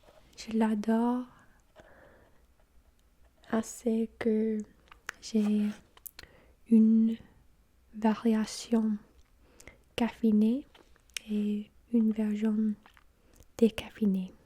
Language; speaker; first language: French; non-native, fluent; English